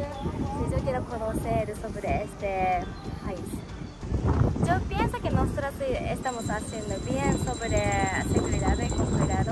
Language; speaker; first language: Spanish; non-native, learner; Japanese